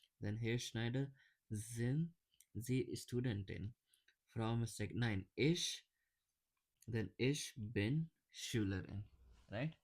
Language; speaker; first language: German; non-native, learner; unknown